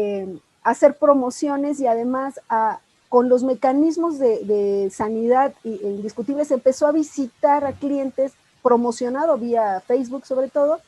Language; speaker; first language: Spanish; native; Spanish